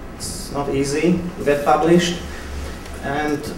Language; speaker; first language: English; non-native, fluent; Slovak